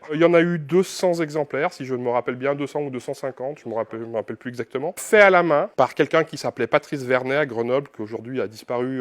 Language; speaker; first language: French; native; French